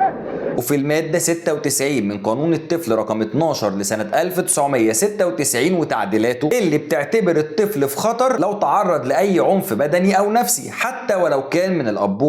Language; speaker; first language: Arabic; native; Arabic